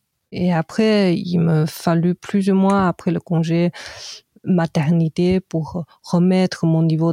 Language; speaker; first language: French; non-native, fluent; Chinese